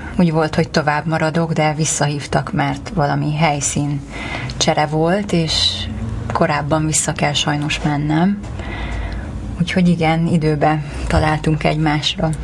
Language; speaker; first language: Hungarian; early bilingual, heritage; English